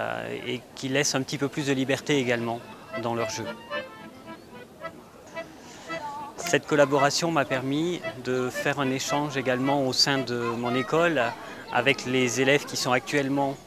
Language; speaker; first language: French; native; French